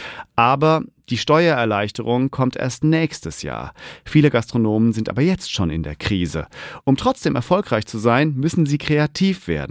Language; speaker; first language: German; native; German